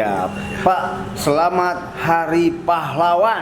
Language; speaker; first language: Indonesian; native; Indonesian